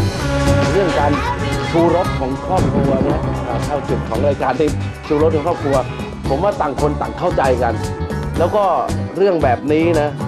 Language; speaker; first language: Thai; native; Thai